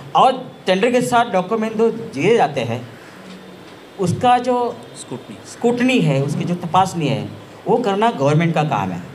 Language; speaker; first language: Hindi; non-native, local second language; Marathi